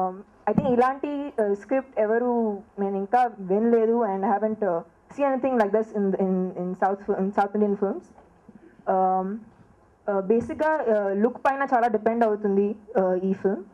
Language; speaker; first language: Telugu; non-native, local second language; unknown